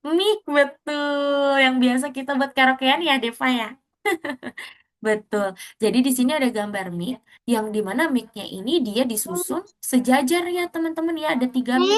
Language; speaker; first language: Indonesian; native; Indonesian